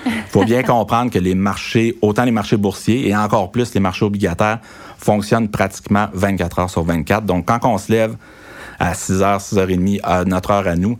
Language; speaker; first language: French; native; French